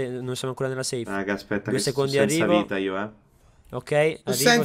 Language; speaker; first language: Italian; native; Italian